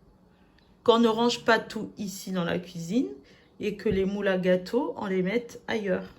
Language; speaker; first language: French; native; French